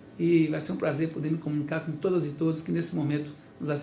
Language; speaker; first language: Portuguese; native; Portuguese